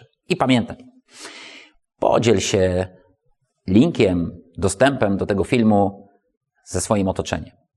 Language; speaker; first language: Polish; native; Polish